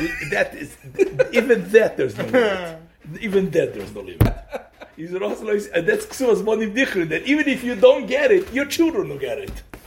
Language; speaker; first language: English; native; English